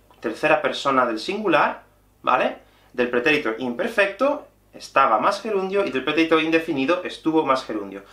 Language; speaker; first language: Spanish; native; Spanish